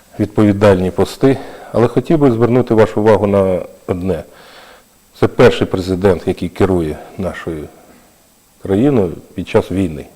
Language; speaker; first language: Ukrainian; native; Ukrainian